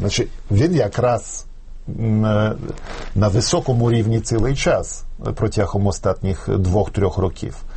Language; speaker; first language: Ukrainian; non-native, fluent; Polish